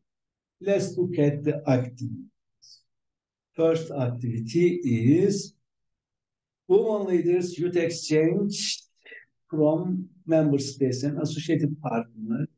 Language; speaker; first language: English; non-native, fluent; Turkish